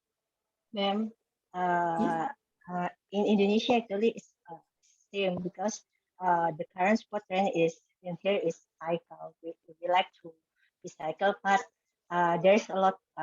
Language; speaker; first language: English; non-native, learner; Indonesian